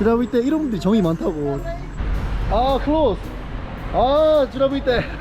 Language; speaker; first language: Korean; native; Korean